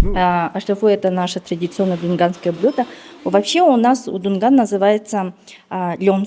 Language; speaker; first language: Russian; non-native, local second language; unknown